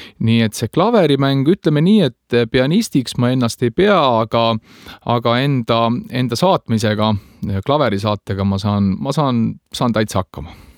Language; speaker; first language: Estonian; native; Estonian